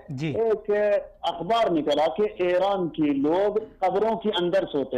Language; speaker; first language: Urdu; non-native, fluent; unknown